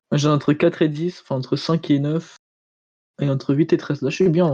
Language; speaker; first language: French; native; French